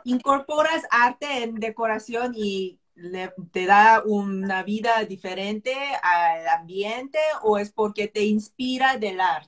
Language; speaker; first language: Spanish; non-native, fluent; Korean